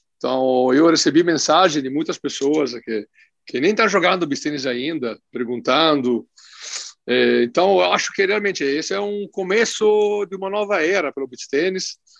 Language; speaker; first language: Portuguese; non-native, fluent; Italian